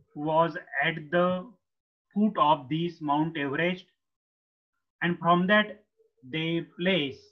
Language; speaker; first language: English; non-native, local second language; Marathi